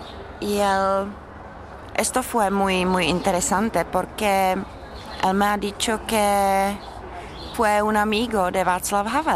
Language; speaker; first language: Spanish; non-native, fluent; Czech